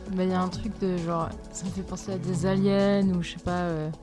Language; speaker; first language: French; native; French